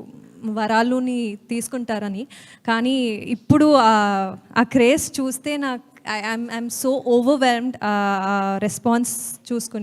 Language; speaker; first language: Telugu; non-native, learner; Kannada